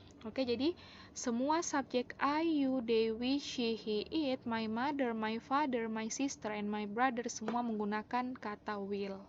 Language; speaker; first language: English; non-native, fluent; Indonesian